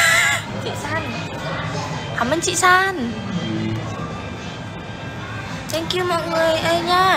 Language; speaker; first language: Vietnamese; non-native, learner; Indonesian